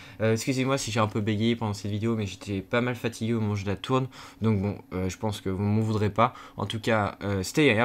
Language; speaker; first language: French; native; French